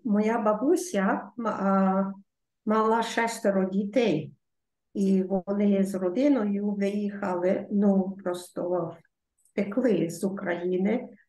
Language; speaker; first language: Ukrainian; early bilingual, heritage; Ukrainian